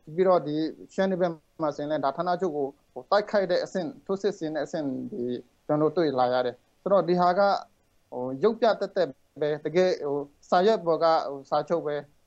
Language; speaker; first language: Burmese; non-native, local second language; Shwe Palaung